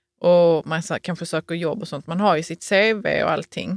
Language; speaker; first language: Swedish; native; Swedish